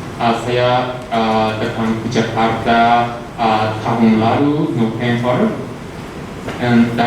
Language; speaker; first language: Indonesian; non-native, learner; Japanese